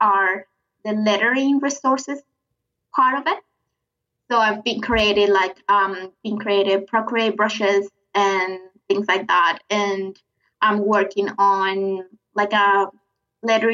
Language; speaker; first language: English; non-native, fluent; Spanish